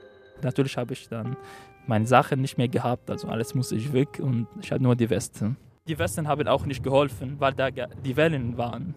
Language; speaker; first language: German; non-native, fluent; Arabic